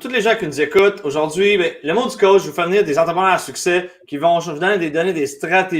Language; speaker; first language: French; native; French